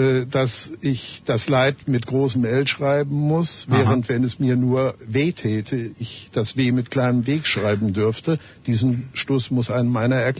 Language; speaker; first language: German; native; German